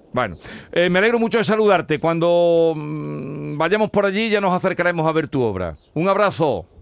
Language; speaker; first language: Spanish; native; Spanish